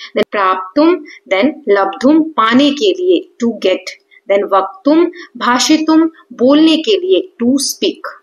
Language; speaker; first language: Hindi; native; Hindi